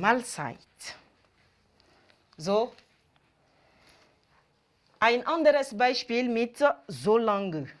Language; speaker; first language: German; non-native, fluent; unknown